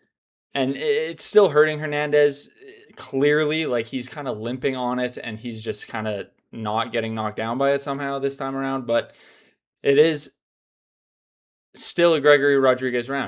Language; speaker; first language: English; native; English